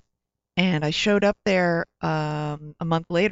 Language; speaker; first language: English; native; English